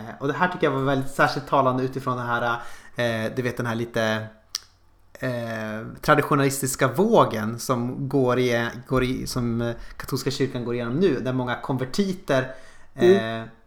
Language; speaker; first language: Swedish; native; Swedish